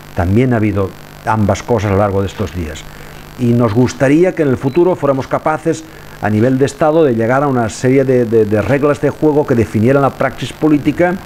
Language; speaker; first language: Spanish; non-native, local second language; Catalan